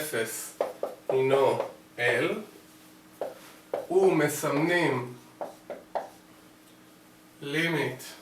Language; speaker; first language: Hebrew; native; Hebrew